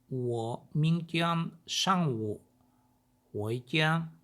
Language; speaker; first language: Chinese; non-native, learner; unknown